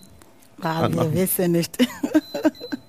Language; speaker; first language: German; non-native, learner; Akan